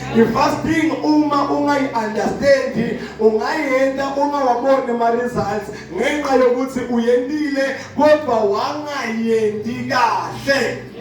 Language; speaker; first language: Zulu; non-native, local second language; Swati